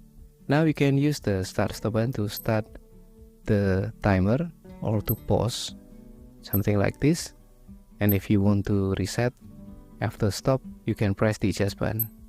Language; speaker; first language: English; non-native, fluent; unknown